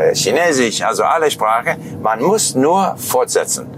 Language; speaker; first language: German; non-native, fluent; English